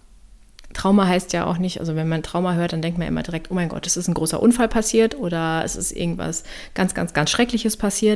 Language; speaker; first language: German; native; German